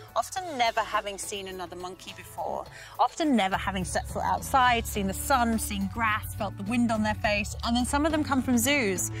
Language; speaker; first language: English; native; English